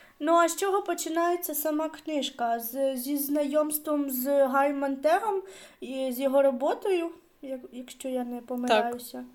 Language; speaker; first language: Ukrainian; non-native, local second language; Russian